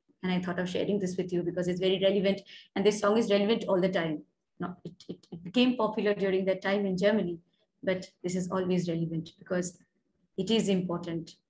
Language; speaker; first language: English; non-native, local second language; Bangla